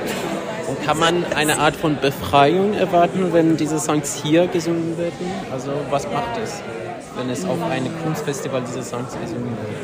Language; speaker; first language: German; non-native, fluent; Persian